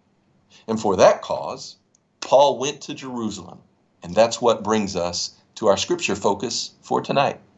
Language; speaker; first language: English; native; English